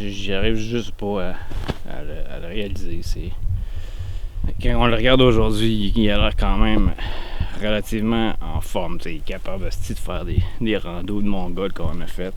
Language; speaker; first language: French; native; French